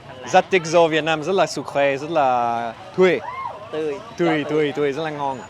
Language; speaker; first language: Vietnamese; non-native, learner; French